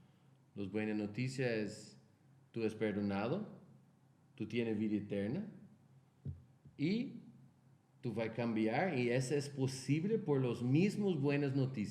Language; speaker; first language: Spanish; non-native, fluent; Portuguese